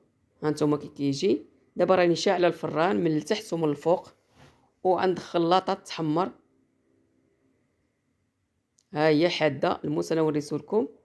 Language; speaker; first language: Arabic; native; Arabic